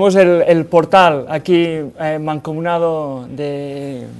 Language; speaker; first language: Spanish; native; Spanish